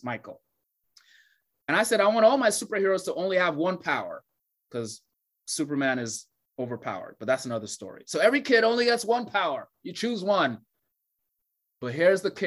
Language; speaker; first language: English; non-native, local second language; Yoruba